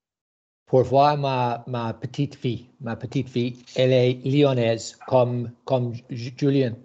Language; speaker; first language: French; non-native, learner; English